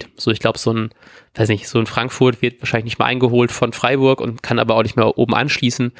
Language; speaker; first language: German; native; German